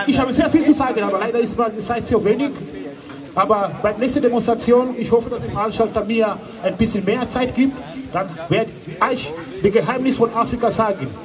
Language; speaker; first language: German; non-native, fluent; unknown